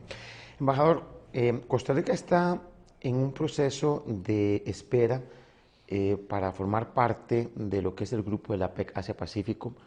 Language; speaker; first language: Spanish; native; Spanish